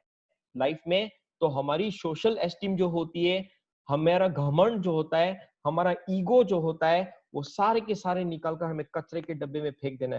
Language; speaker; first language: Hindi; native; Hindi